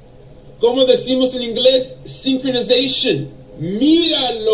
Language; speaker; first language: Spanish; non-native, learner; English